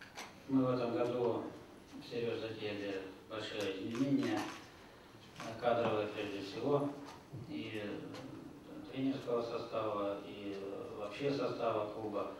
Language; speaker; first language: Russian; native; Russian